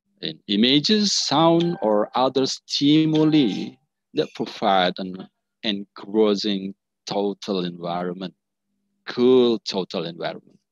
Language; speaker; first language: English; non-native, learner; Indonesian